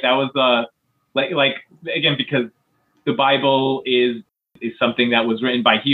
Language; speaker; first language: English; native; English